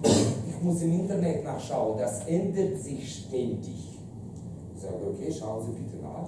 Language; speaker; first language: German; non-native, fluent; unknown